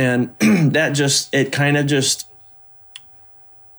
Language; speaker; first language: English; native; English